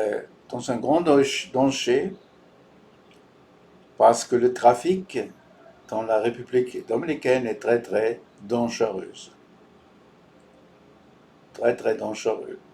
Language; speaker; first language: French; non-native, fluent; German